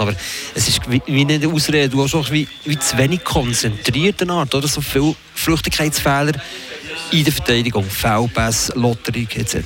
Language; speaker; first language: German; native; German